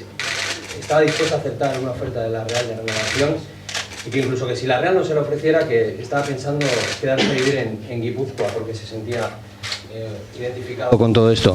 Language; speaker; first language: Spanish; native; Spanish